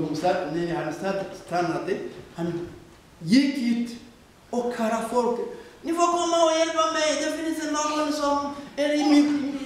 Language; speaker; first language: Swedish; non-native, fluent; Rundi